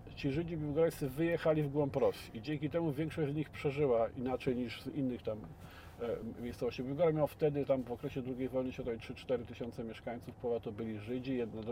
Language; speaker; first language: Polish; native; Polish